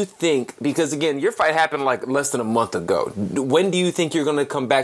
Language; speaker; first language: English; early bilingual, other home language; Spanish